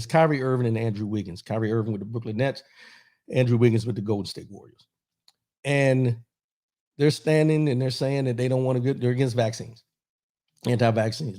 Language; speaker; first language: English; native; English